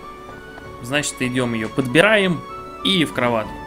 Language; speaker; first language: Russian; native; Russian